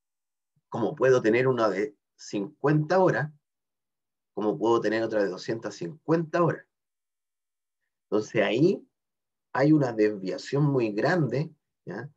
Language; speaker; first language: Spanish; native; Spanish